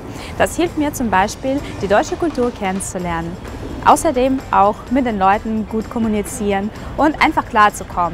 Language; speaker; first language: German; non-native, fluent; Russian